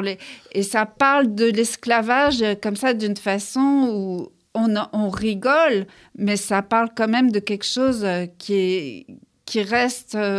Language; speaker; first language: French; native; French